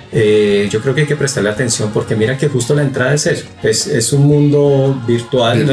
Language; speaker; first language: Spanish; native; Spanish